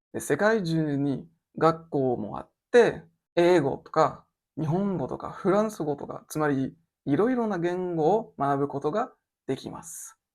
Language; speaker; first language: Japanese; non-native, learner; French